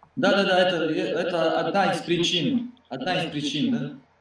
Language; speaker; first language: Russian; non-native, learner; Serbian